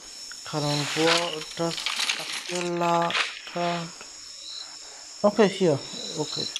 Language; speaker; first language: German; non-native, learner; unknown